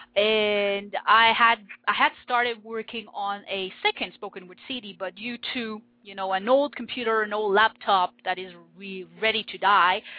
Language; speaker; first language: English; non-native, fluent; French